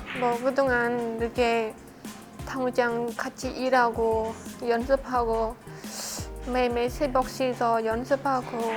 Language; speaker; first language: Korean; non-native, learner; Khmer